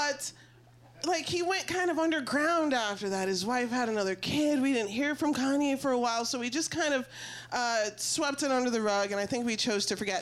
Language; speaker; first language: English; native; English